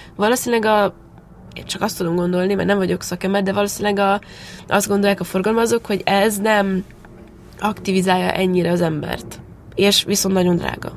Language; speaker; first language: Hungarian; early bilingual, heritage; Hungarian